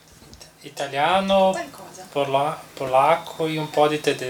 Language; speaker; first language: Italian; non-native, learner; Portuguese